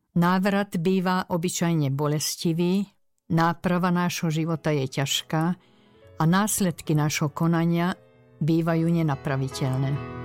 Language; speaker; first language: Slovak; early bilingual, other home language; Hungarian